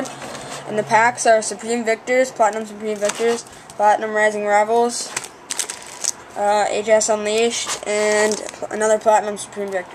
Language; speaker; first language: English; native; English